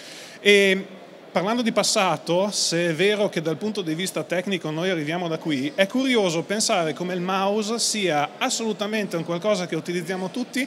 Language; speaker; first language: Italian; native; Italian